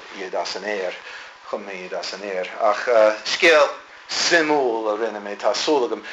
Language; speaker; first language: Irish; non-native, fluent; English